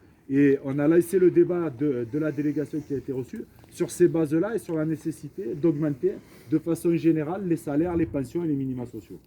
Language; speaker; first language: French; native; French